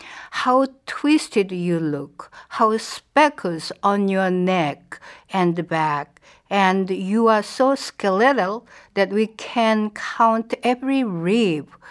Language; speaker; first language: English; non-native, fluent; Korean